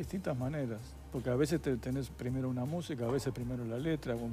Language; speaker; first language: Spanish; native; Spanish